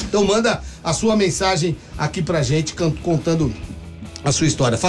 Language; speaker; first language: Portuguese; native; Portuguese